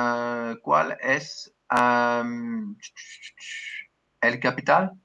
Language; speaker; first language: Spanish; non-native, learner; English